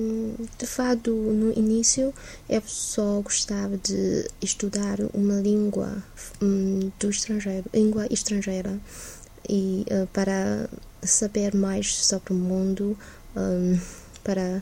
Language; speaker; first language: Portuguese; non-native, learner; Chinese